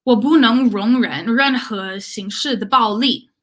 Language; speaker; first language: Chinese; non-native, learner; English